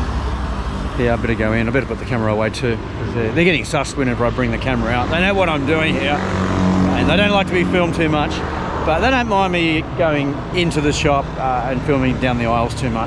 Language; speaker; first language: English; native; English